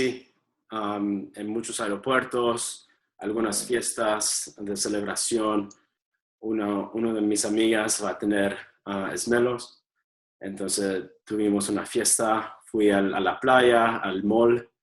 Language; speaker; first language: Spanish; early bilingual, heritage; Spanish